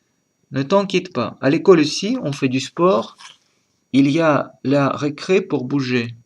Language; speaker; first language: French; non-native, learner; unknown